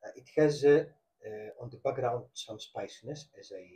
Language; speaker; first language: English; non-native, fluent; Greek